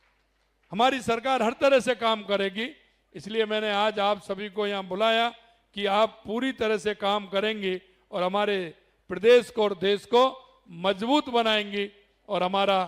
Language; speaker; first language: Hindi; native; Hindi